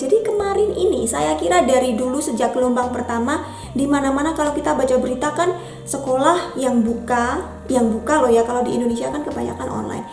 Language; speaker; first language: Indonesian; native; Indonesian